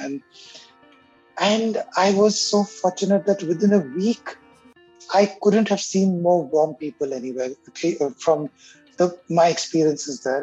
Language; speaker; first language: English; non-native, local second language; Hindi